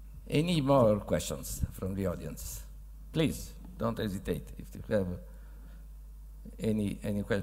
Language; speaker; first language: English; non-native, fluent; Italian